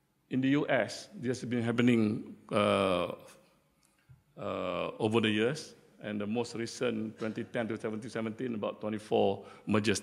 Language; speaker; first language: English; non-native, local second language; Malay